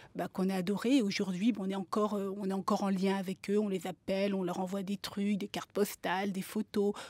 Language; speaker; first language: French; native; French